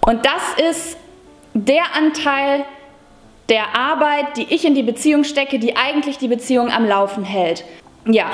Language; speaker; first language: German; native; German